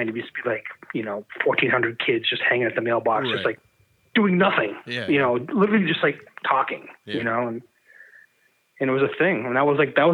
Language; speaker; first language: English; native; English